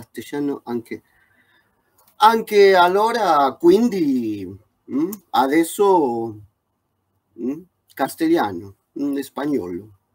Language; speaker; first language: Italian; non-native, learner; Spanish